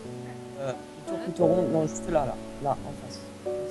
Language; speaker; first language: French; native; French